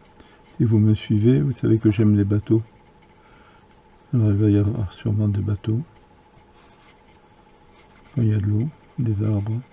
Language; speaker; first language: French; native; French